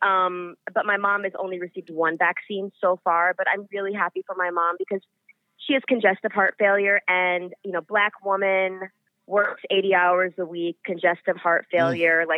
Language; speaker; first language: English; native; English